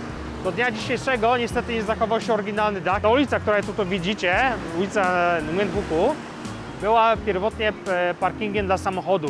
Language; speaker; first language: Polish; native; Polish